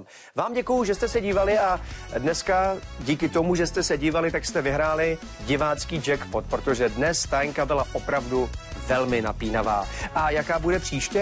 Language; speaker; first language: Czech; native; Czech